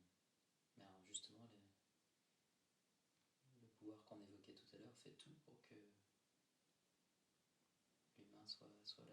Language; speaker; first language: French; native; French